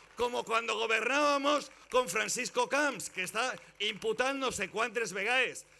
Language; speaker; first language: Spanish; non-native, local second language; Catalan